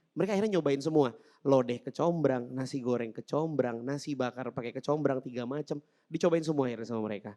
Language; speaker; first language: Indonesian; native; Indonesian